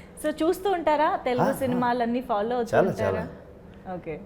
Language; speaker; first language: Telugu; native; Telugu